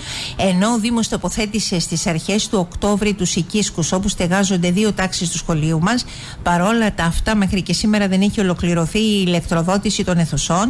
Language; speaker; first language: Greek; native; Greek